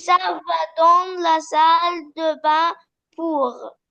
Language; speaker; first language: French; non-native, learner; Arabic